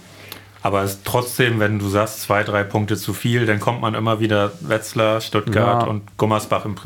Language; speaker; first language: German; native; German